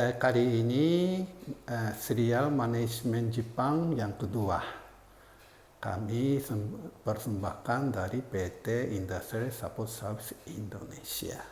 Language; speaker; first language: Indonesian; non-native, fluent; Japanese